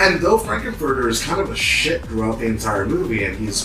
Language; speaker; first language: English; native; English